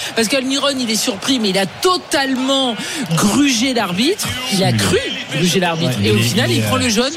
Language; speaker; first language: French; native; French